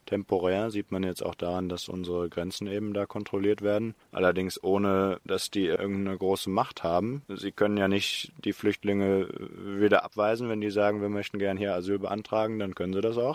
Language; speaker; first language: German; native; German